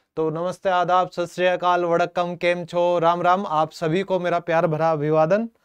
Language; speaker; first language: Hindi; native; Hindi